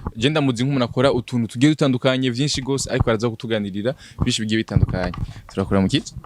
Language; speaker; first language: Rundi; native; Rundi